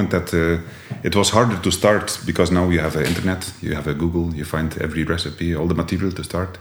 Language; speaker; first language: English; non-native, fluent; Dutch